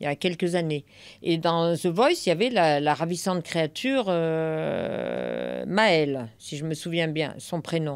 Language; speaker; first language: French; native; French